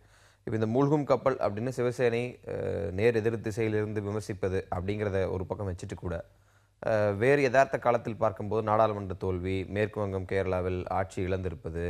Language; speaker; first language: Tamil; native; Tamil